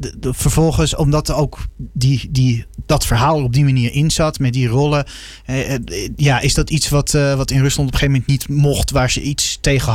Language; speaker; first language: Dutch; native; Dutch